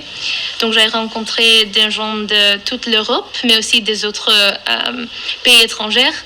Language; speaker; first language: French; non-native, fluent; Dutch